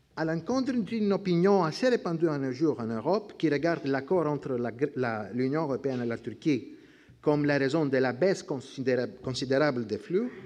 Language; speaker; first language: French; non-native, fluent; Greek